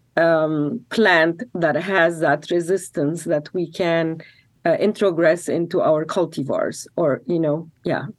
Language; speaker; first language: English; non-native, fluent; Arabic